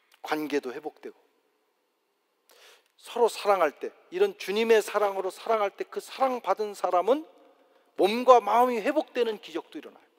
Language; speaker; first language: Korean; native; Korean